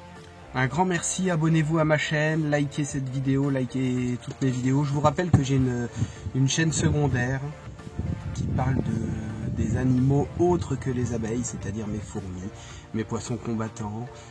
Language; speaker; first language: French; native; French